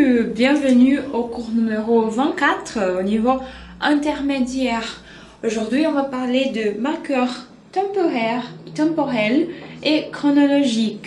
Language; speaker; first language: French; non-native, fluent; Portuguese